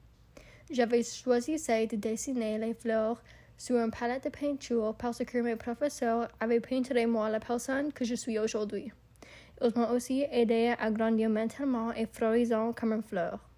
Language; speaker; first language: French; non-native, local second language; English